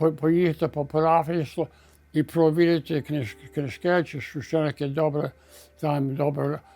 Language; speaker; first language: Ukrainian; early bilingual, heritage; Ukrainian